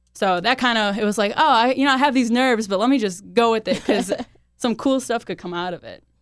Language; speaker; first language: English; early bilingual, other home language; Hindi